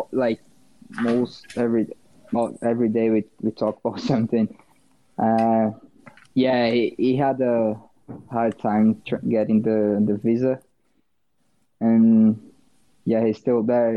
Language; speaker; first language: English; non-native, fluent; Portuguese